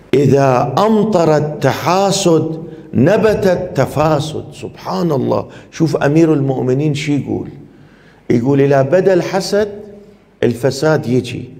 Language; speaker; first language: Arabic; non-native, fluent; Persian